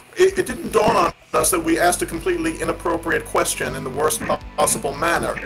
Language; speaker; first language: English; native; English